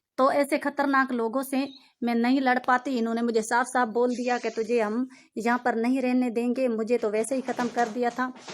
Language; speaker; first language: Urdu; non-native, local second language; Sindhi